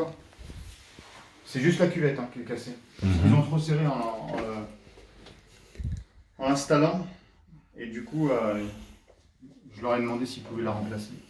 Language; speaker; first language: French; native; French